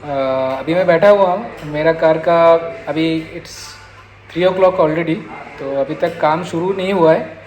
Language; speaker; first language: Hindi; native; Hindi